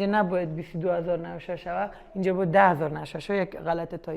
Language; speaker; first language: Persian; native; Persian